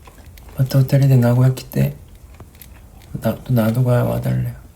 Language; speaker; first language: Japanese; non-native, fluent; Korean